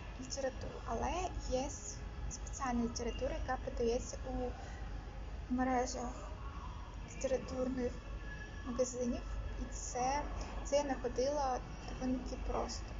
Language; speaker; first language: Ukrainian; non-native, local second language; Russian